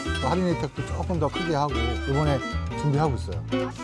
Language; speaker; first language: Korean; native; Korean